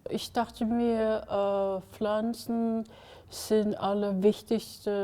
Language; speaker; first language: German; non-native, fluent; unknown